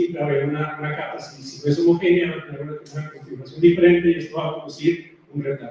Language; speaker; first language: Spanish; native; Spanish